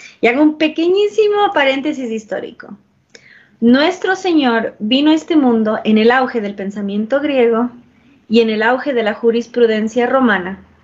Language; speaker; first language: Spanish; early bilingual, heritage; English